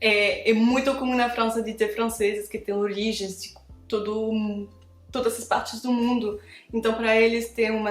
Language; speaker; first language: Portuguese; non-native, fluent; French